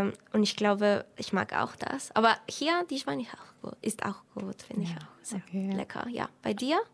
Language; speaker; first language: German; non-native, fluent; Spanish